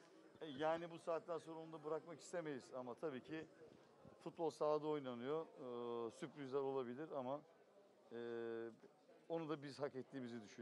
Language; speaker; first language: Turkish; native; Turkish